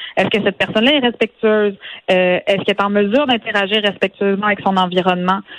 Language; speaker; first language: French; native; French